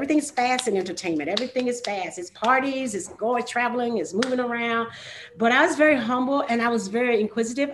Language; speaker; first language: English; native; English